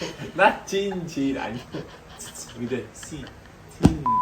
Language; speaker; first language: Korean; non-native, learner; Hungarian